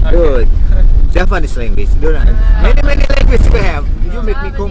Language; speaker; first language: English; non-native, learner; Indonesian